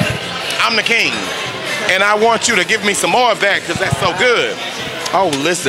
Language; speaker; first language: English; native; English